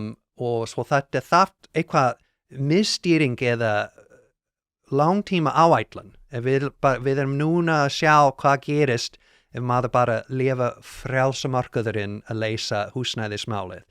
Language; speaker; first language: Icelandic; non-native, learner; English